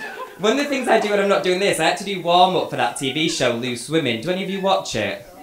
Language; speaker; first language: English; native; English